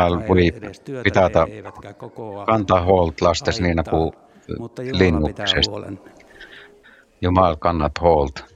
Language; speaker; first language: Finnish; non-native, learner; Estonian